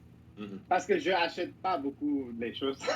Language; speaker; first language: French; non-native, learner; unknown